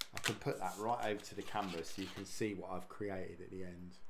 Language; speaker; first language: English; native; English